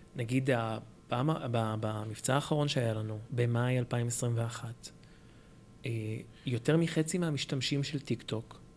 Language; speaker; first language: Hebrew; early bilingual, other home language; Arabic